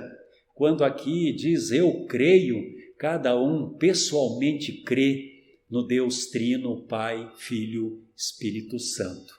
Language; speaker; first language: Portuguese; native; Portuguese